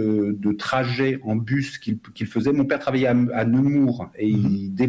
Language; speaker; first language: French; native; French